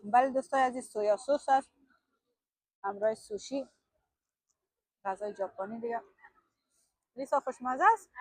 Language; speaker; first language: Persian; native; Persian